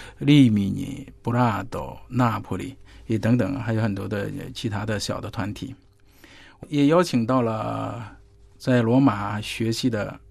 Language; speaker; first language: Chinese; native; Chinese